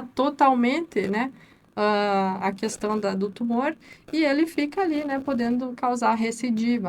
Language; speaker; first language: Portuguese; native; Portuguese